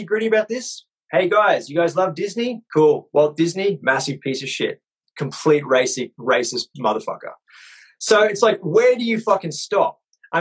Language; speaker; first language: English; native; English